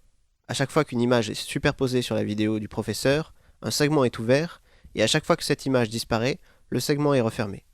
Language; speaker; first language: French; native; French